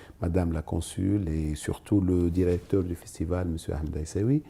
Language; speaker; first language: French; non-native, local second language; Arabic